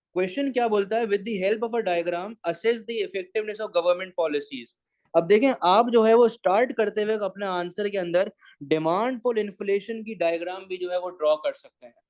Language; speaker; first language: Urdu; native; Urdu